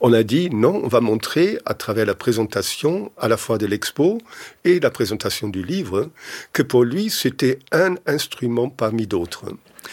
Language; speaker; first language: French; non-native, fluent; German